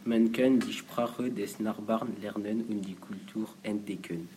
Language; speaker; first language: German; non-native, learner; French